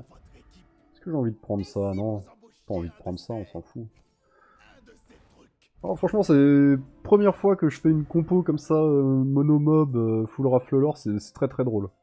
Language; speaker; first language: French; native; French